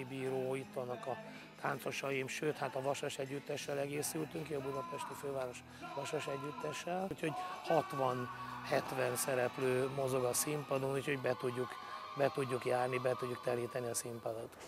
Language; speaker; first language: Hungarian; native; Hungarian